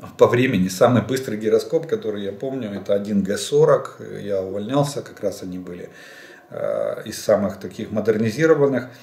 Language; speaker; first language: Russian; native; Russian